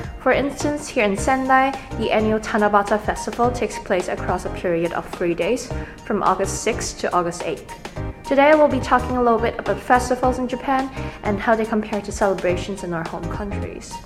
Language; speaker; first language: English; native; English